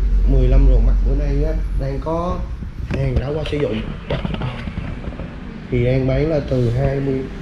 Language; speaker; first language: Vietnamese; native; Vietnamese